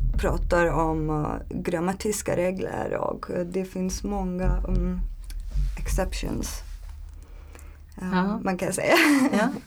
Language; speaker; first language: Swedish; non-native, learner; Turkish